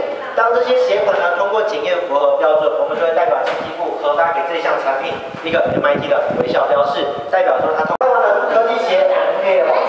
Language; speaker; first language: Chinese; native; Chinese